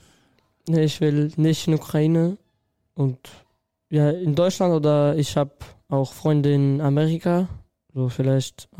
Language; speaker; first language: German; non-native, learner; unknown